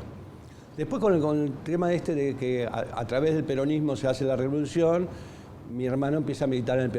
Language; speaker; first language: Spanish; native; Spanish